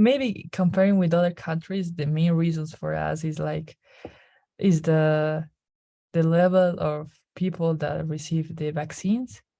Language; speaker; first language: English; non-native, learner; Spanish